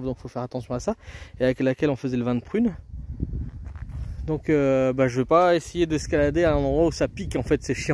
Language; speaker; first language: French; native; French